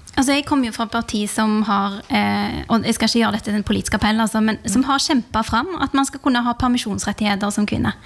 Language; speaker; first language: Norwegian; early bilingual, other home language; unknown